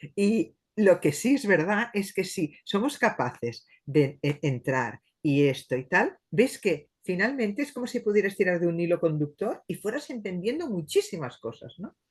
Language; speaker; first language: Spanish; native; Spanish